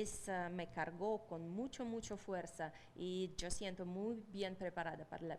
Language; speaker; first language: Spanish; non-native, fluent; Russian